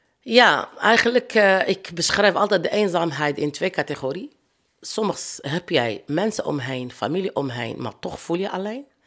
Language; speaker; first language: Dutch; non-native, fluent; Arabic